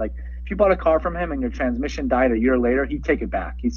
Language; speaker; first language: English; early bilingual, other home language; Persian